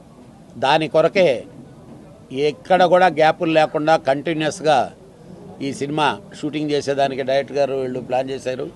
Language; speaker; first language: Telugu; native; Telugu